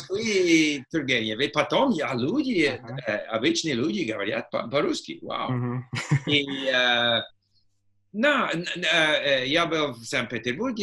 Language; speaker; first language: Russian; non-native, fluent; English